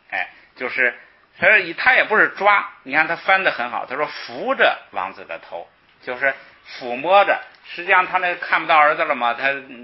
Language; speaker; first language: Chinese; native; Chinese